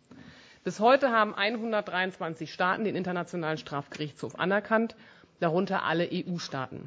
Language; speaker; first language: German; native; German